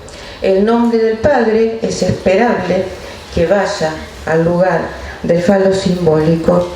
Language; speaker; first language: Spanish; native; Spanish